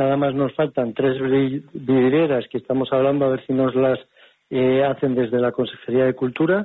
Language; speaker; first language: Spanish; native; Spanish